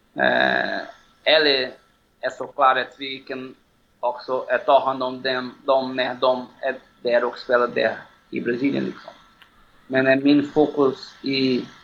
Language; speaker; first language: Swedish; non-native, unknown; Portuguese